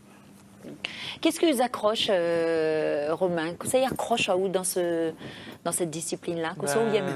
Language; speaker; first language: French; native; French